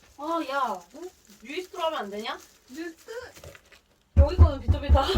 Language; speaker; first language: Korean; native; Korean